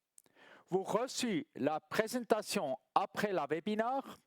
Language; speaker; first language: French; non-native, local second language; German